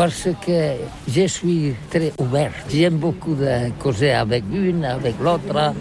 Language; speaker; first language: French; non-native, learner; Catalan